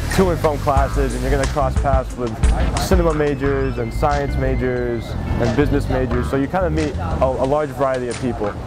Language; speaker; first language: English; native; English